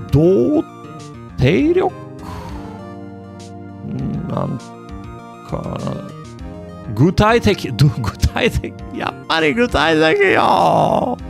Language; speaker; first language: Japanese; non-native, learner; English